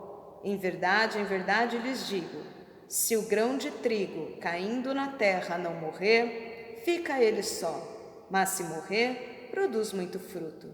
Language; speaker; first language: Portuguese; native; Portuguese